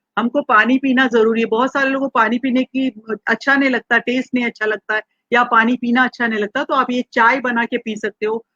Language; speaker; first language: Hindi; non-native, local second language; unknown